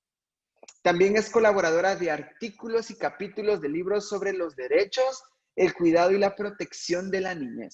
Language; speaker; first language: Spanish; native; Spanish